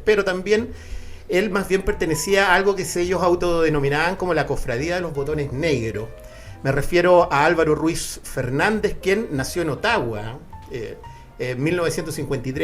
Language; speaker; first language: Spanish; native; Spanish